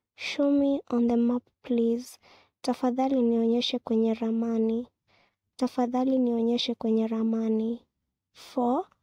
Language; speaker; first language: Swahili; non-native, local second language; Kikuyu